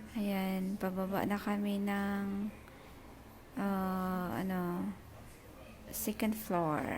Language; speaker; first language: Filipino; non-native, local second language; Cebuano